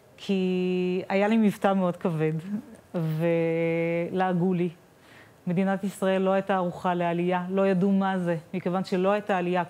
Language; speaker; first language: Hebrew; non-native, fluent; Russian